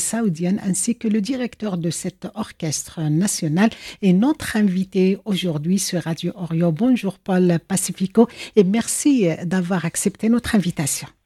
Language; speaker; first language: French; native; French